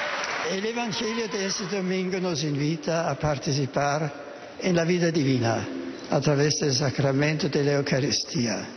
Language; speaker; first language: Spanish; non-native, fluent; German